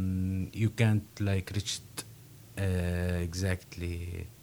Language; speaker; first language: English; non-native, learner; Arabic